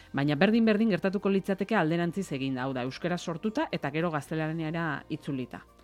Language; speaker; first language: Basque; native; Basque